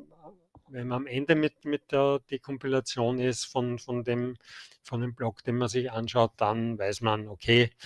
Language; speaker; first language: German; native; German